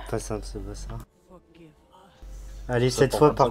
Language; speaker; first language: French; native; French